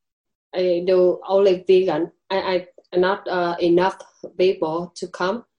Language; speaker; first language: English; non-native, learner; Vietnamese